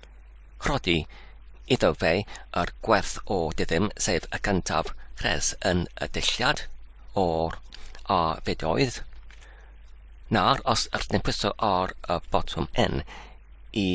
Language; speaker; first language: Welsh; non-native, learner; English